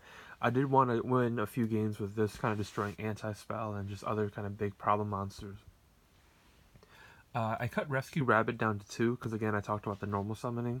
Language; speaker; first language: English; native; English